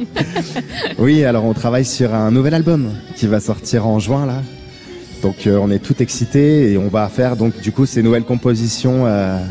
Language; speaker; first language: French; native; French